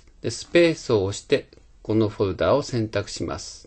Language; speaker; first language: Japanese; native; Japanese